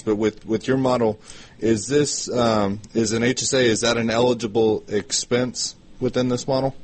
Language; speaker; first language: English; native; English